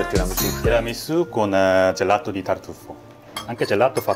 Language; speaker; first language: Italian; non-native, learner; Korean